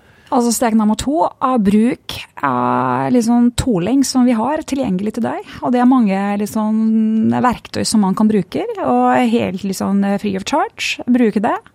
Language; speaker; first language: Norwegian; non-native, fluent; Lithuanian